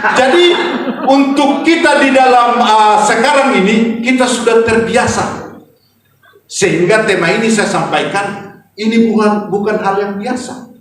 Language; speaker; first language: Indonesian; non-native, local second language; Batak Toba